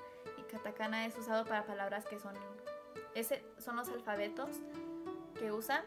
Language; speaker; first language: Spanish; early bilingual, heritage; Spanish